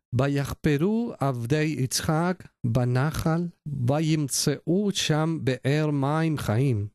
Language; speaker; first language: Hebrew; non-native, learner; Spanish